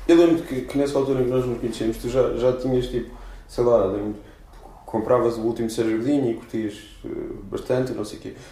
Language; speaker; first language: Portuguese; native; Portuguese